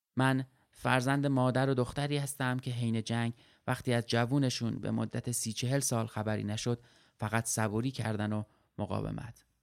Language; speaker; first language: Persian; early bilingual, other home language; Arabic